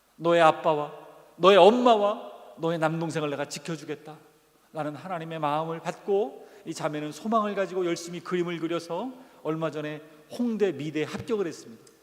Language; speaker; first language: Korean; native; Korean